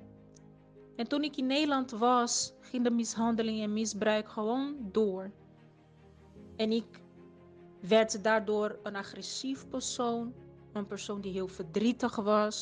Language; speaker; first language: Dutch; non-native, fluent; Portuguese